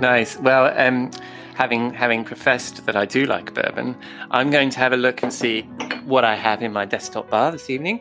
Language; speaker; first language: English; native; English